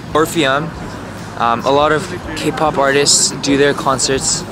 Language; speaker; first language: English; early bilingual, other home language; Korean